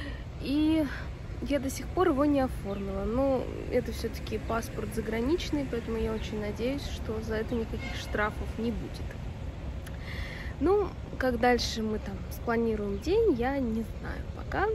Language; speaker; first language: Russian; native; Russian